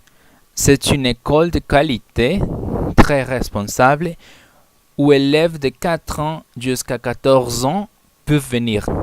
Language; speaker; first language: French; non-native, learner; Spanish